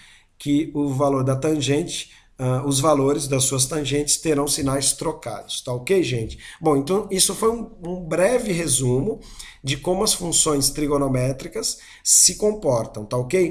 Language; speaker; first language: Portuguese; native; Portuguese